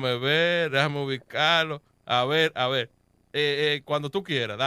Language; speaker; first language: Spanish; native; Spanish